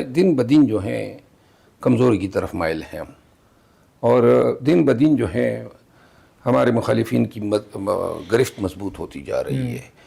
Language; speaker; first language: Urdu; non-native, local second language; Pashto